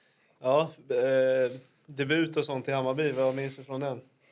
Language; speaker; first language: Swedish; native; Swedish